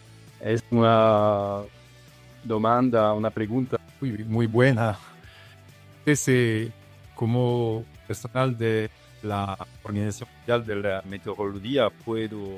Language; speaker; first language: Spanish; non-native, fluent; Italian